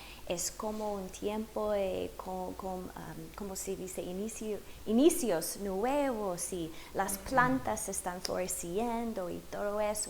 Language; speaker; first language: Spanish; non-native, fluent; English